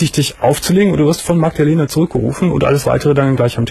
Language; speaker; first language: German; native; German